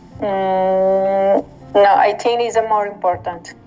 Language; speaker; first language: English; non-native, learner; Spanish